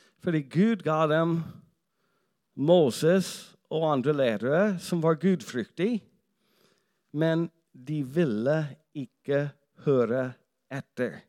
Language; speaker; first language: Norwegian; non-native, fluent; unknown